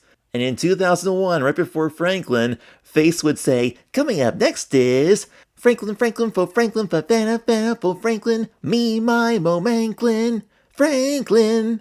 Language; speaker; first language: English; native; English